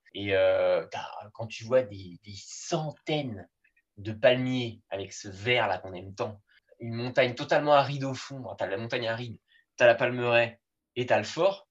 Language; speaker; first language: French; native; French